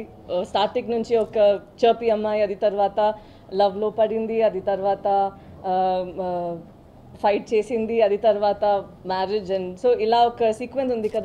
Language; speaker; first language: Telugu; non-native, learner; Tamil